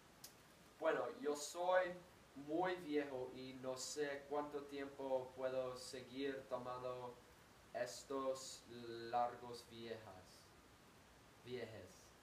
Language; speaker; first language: Spanish; non-native, learner; English